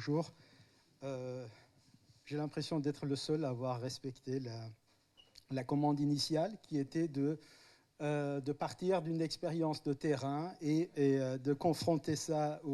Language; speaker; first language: French; native; French